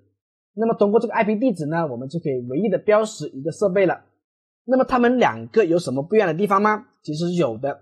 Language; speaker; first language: Chinese; native; Chinese